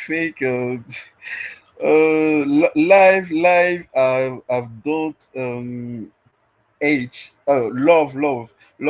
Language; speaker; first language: English; non-native, learner; French